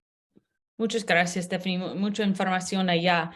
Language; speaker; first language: Spanish; non-native, learner; English